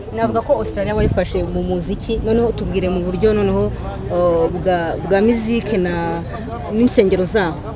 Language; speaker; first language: Kinyarwanda; native; Kinyarwanda